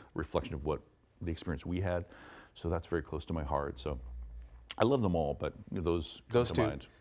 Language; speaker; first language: English; native; English